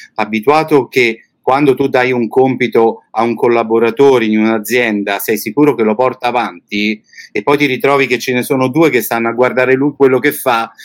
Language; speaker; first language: Italian; native; Italian